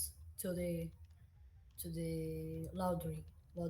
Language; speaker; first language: English; non-native, learner; Portuguese